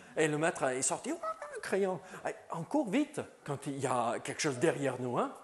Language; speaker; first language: French; native; French